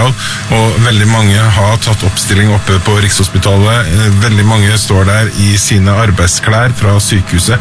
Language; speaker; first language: Norwegian; native; Norwegian